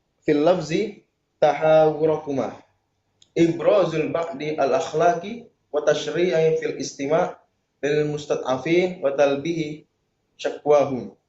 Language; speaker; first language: Arabic; non-native, fluent; Indonesian